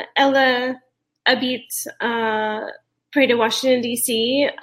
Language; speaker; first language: French; non-native, learner; English